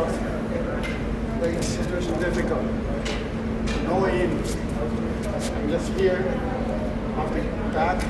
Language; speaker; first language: English; non-native, learner; Spanish